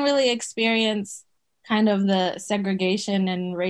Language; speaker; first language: English; native; English